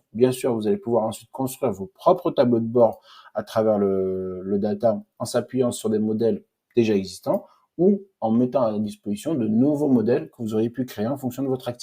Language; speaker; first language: French; native; French